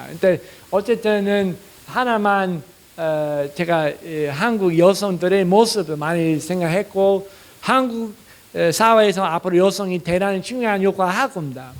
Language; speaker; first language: Korean; non-native, fluent; English